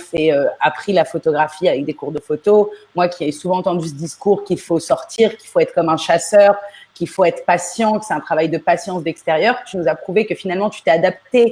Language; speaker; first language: French; native; French